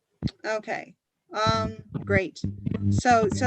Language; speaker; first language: English; native; English